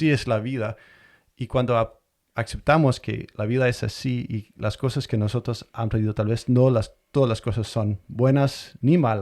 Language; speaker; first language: Spanish; non-native, fluent; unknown